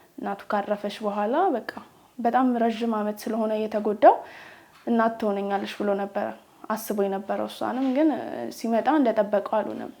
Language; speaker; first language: Amharic; native; Amharic